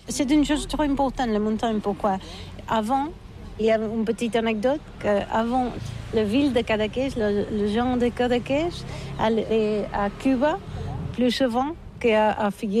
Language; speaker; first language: French; non-native, learner; Catalan